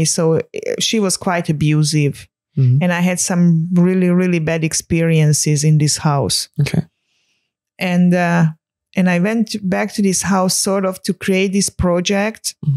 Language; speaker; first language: English; non-native, fluent; Hungarian